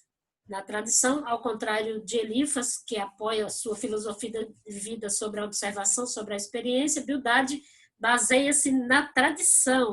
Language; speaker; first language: Portuguese; native; Portuguese